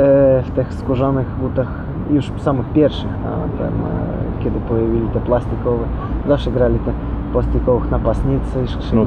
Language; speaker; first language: Polish; non-native, learner; Russian